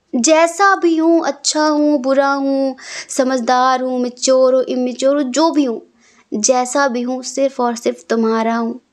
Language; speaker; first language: Hindi; native; Hindi